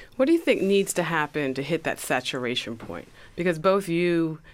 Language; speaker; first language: English; early bilingual, other home language; Yoruba